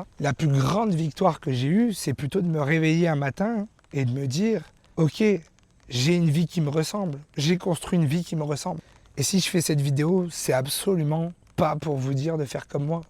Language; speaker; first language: French; native; French